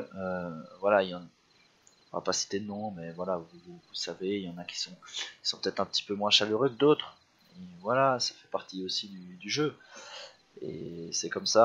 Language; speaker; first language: French; native; French